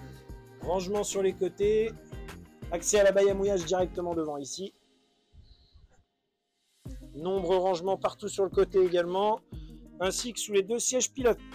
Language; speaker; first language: French; native; French